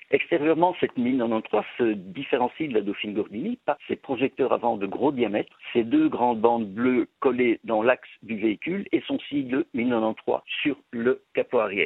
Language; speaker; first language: French; native; French